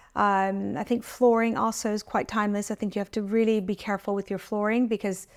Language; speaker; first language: English; early bilingual, other home language; Italian